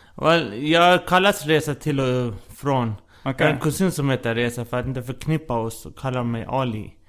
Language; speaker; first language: Swedish; early bilingual, other home language; Persian